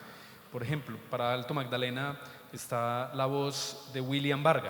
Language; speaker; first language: Spanish; native; Spanish